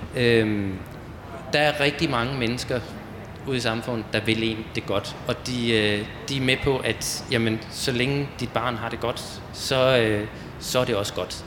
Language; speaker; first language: Danish; native; Danish